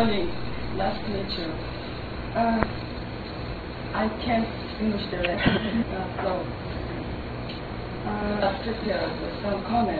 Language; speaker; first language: English; non-native, learner; Korean